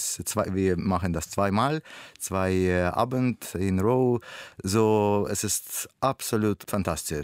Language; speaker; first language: German; non-native, learner; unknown